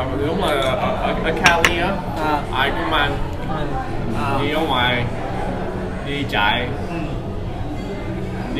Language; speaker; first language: Vietnamese; early bilingual, heritage; English